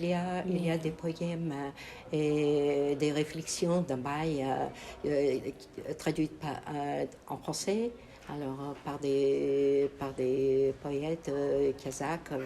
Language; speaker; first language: French; non-native, learner; Kazakh